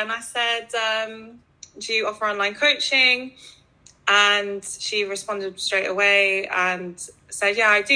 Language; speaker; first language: English; native; English